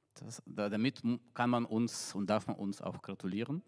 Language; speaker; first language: German; non-native, fluent; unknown